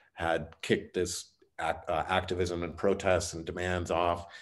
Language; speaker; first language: English; native; English